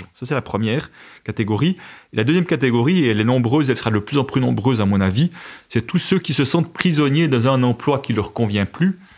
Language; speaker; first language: French; native; French